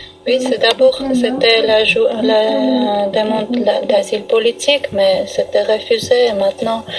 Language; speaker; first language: French; non-native, learner; Armenian